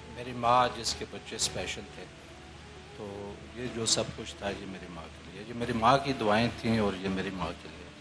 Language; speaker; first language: Urdu; native; Urdu